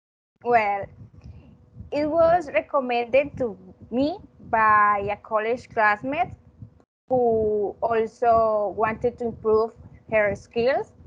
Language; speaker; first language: English; non-native, learner; Spanish